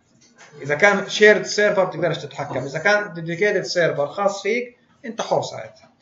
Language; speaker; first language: Arabic; native; Arabic